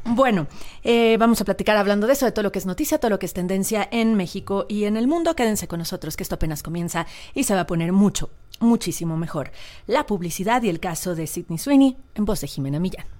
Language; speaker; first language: Spanish; native; Spanish